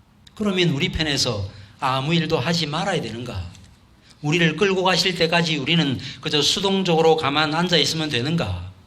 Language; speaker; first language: Korean; native; Korean